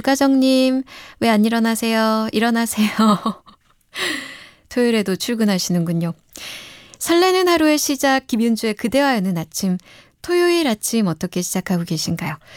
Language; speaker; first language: Korean; native; Korean